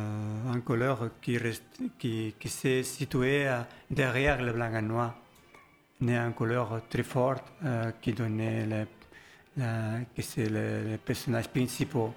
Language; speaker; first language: French; non-native, learner; Spanish